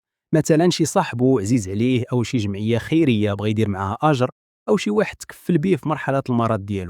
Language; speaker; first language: Arabic; native; Arabic